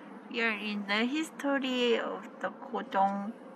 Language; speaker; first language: English; non-native, learner; Korean